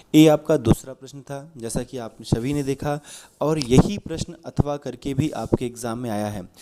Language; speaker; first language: Hindi; native; Hindi